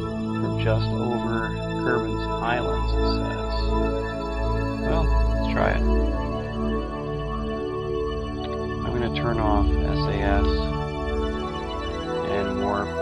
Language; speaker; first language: English; native; English